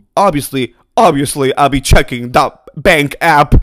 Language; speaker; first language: English; non-native, fluent; Spanish